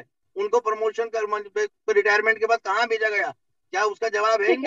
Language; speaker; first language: Hindi; native; Hindi